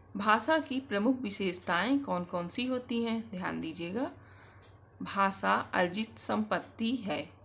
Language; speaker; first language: Hindi; native; Hindi